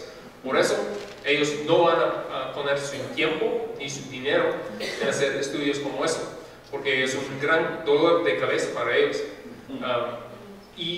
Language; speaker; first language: Spanish; non-native, fluent; English